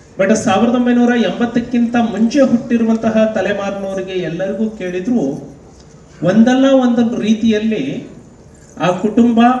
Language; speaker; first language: Kannada; non-native, local second language; Lambadi